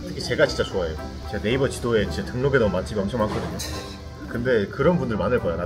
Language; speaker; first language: Korean; native; Korean